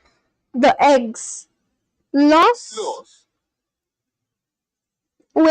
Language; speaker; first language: Spanish; non-native, learner; English